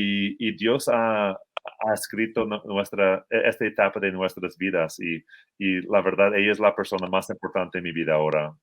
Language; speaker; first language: Spanish; non-native, fluent; English